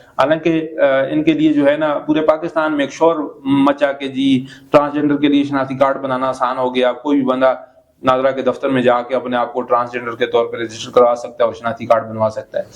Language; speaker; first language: Urdu; non-native, local second language; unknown